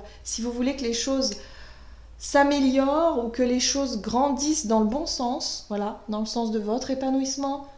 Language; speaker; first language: French; native; French